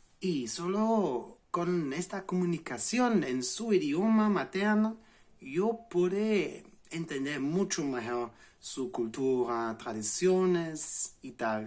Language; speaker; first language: Spanish; non-native, fluent; English